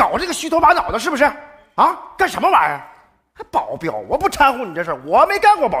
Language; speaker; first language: Chinese; native; Chinese